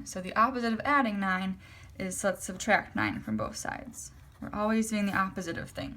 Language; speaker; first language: English; native; English